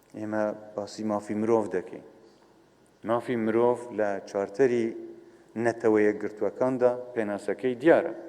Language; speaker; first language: Central Kurdish; non-native, local second language; Kurdish